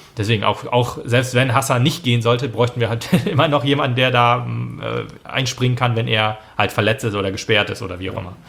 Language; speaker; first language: German; native; German